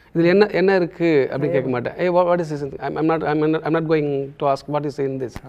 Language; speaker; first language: Telugu; non-native, local second language; Tamil